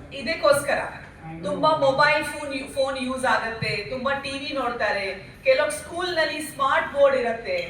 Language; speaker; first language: Kannada; non-native, learner; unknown